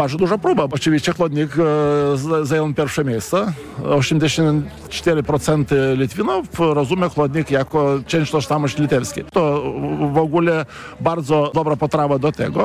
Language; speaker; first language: Polish; non-native, fluent; Lithuanian